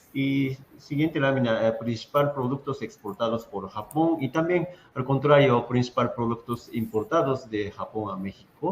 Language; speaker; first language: Spanish; non-native, fluent; Japanese